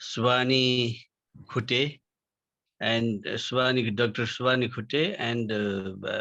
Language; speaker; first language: English; non-native, learner; Nepali